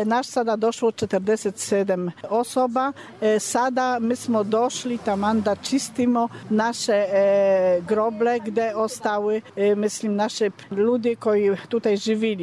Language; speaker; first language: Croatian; non-native, learner; Polish